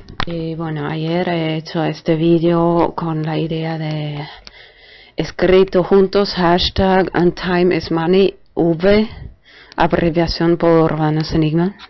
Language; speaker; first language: Spanish; non-native, fluent; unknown